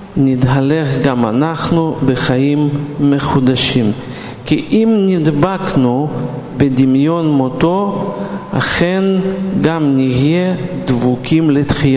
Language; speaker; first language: Hebrew; non-native, fluent; Russian